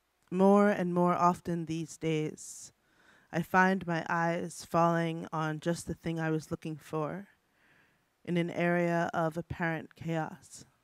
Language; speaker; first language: English; native; English